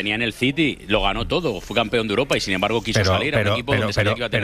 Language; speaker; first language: Spanish; native; Spanish